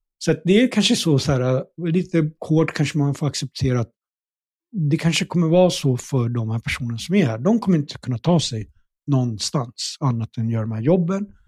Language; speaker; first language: Swedish; early bilingual, other home language; Punjabi